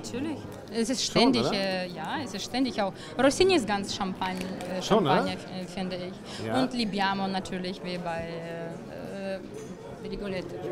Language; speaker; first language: German; non-native, fluent; Russian